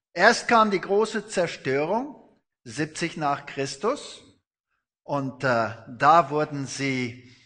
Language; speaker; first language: German; non-native, fluent; Afrikaans